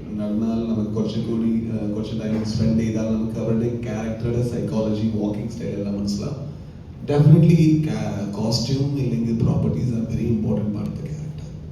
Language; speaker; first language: Malayalam; non-native, learner; Kannada